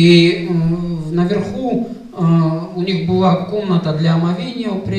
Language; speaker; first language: Russian; native; Russian